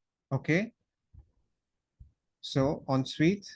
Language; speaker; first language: French; non-native, fluent; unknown